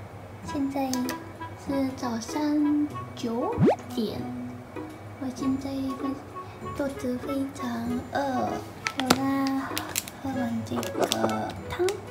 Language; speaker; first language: Chinese; non-native, fluent; Japanese